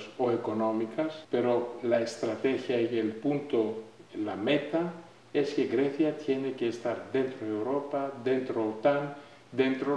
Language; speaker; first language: Spanish; non-native, fluent; Greek